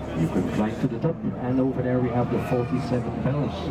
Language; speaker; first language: English; non-native, fluent; Dutch